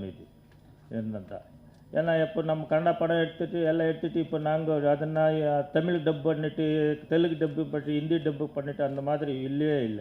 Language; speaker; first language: Tamil; non-native, learner; Kannada